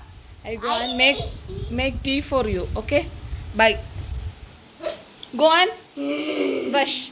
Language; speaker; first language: English; non-native, learner; Malayalam